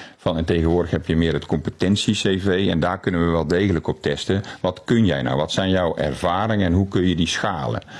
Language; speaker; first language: Dutch; native; Dutch